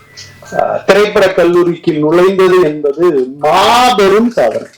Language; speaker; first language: Tamil; native; Tamil